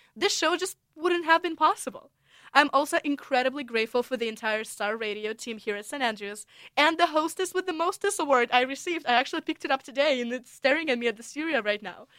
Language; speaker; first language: English; non-native, fluent; Russian